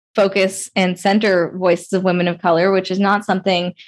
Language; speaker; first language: English; native; English